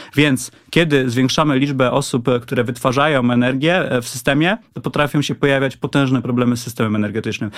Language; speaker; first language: Polish; native; Polish